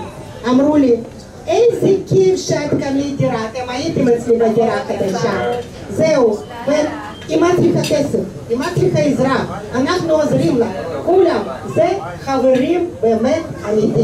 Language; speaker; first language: Hebrew; non-native, fluent; Russian